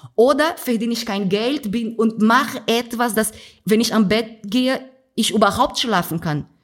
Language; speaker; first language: German; non-native, fluent; Portuguese